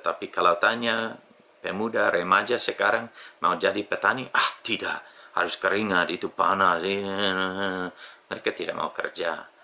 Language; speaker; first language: Indonesian; non-native, fluent; English